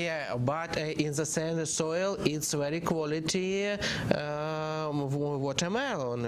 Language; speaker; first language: English; non-native, learner; Ukrainian